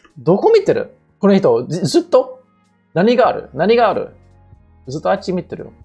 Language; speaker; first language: Japanese; non-native, fluent; English